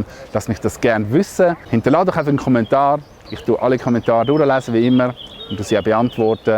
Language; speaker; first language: German; native; German